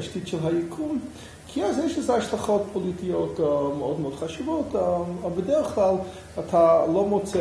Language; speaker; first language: Hebrew; non-native, fluent; English